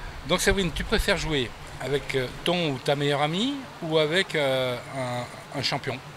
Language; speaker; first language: French; native; French